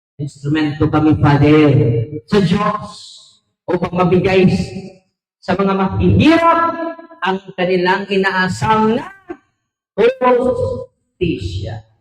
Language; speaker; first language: Filipino; non-native, local second language; Hiligaynon